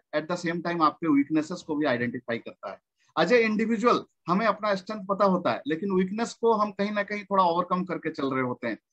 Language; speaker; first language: Hindi; native; Hindi